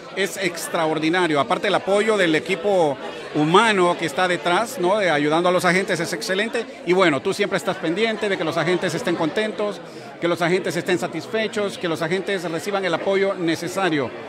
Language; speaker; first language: Spanish; native; Spanish